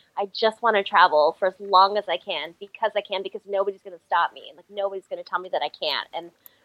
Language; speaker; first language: English; native; English